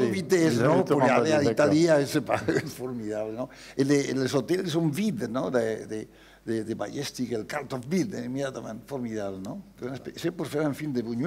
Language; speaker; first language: French; non-native, learner; Spanish